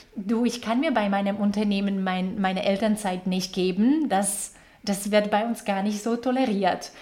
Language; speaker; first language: German; non-native, fluent; Slovak